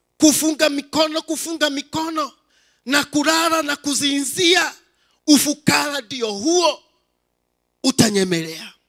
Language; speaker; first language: Swahili; non-native, local second language; Kikuyu